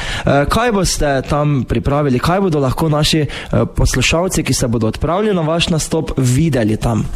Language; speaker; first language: Slovenian; native; Slovenian